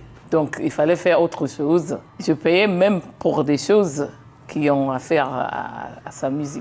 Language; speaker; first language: French; non-native, fluent; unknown